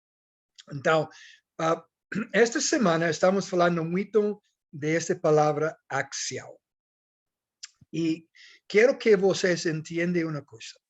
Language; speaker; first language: Portuguese; non-native, learner; English